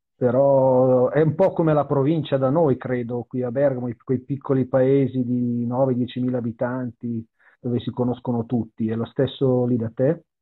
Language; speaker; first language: Italian; native; Italian